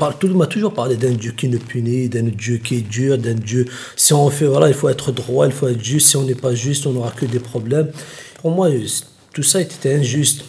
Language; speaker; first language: French; non-native, local second language; Kabyle